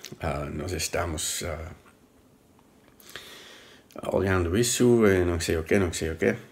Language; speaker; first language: Portuguese; non-native, fluent; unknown